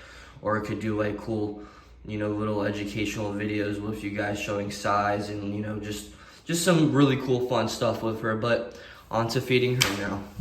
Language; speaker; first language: English; native; English